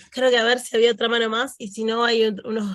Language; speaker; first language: Spanish; native; Spanish